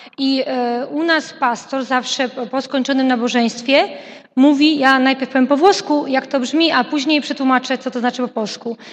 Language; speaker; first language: Polish; native; Polish